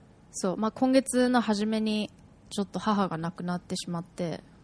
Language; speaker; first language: Japanese; early bilingual, heritage; Japanese